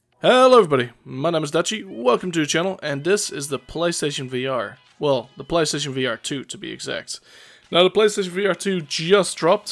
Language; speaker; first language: English; native; English